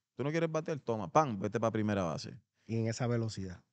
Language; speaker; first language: Spanish; native; Spanish